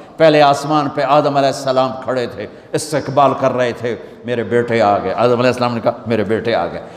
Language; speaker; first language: Urdu; non-native, local second language; Punjabi